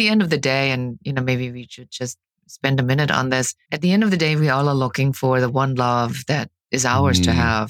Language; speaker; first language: English; non-native, fluent; German